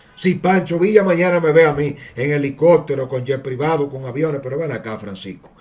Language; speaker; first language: Spanish; native; Spanish